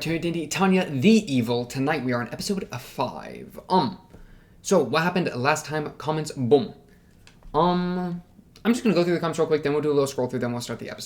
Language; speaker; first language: English; native; English